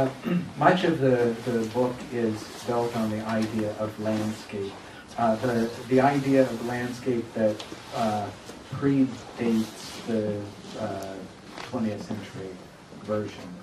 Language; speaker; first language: English; native; English